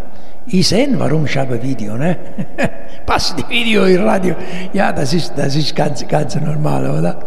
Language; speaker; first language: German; non-native, learner; Italian